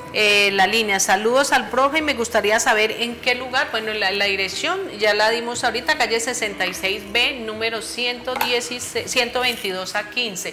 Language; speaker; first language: Spanish; native; Spanish